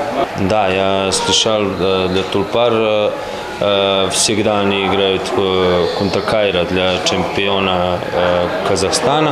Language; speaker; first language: Russian; non-native, learner; Serbian